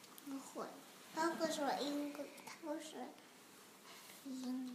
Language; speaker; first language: Chinese; early bilingual, heritage; Chinese